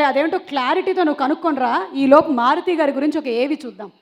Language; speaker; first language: Telugu; native; Telugu